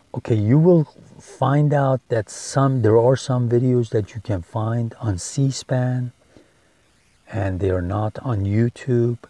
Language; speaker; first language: English; non-native, fluent; Persian